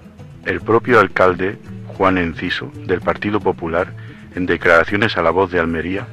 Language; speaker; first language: Spanish; native; Spanish